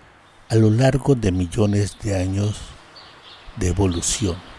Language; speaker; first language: Spanish; native; Spanish